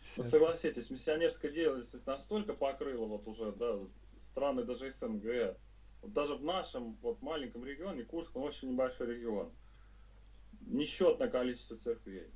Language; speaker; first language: Russian; native; Russian